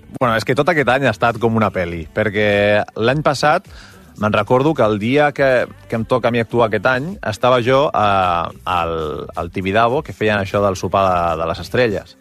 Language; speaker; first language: Catalan; non-native, local second language; Spanish